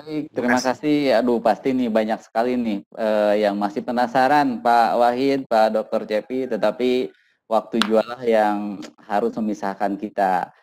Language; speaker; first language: Indonesian; native; Indonesian